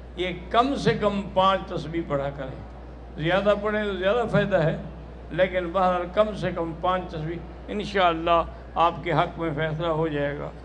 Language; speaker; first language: Urdu; native; Urdu